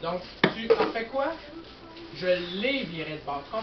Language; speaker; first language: French; native; French